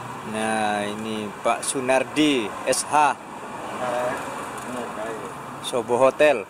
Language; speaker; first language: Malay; non-native, local second language; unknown